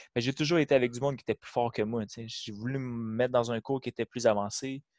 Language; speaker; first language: French; native; French